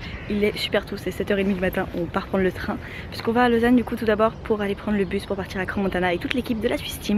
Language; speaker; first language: French; native; French